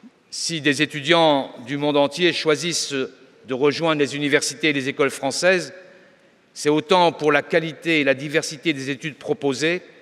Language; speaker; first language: French; native; French